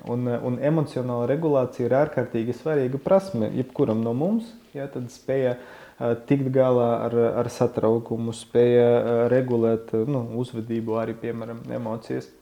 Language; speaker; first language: Latvian; non-native, local second language; Russian